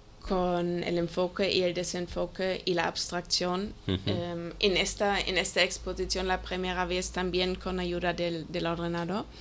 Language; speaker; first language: Spanish; non-native, fluent; German